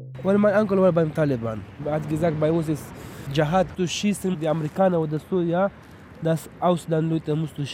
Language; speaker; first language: German; non-native, learner; Pashto